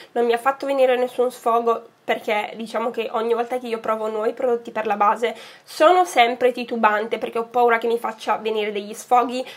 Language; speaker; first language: Italian; native; Italian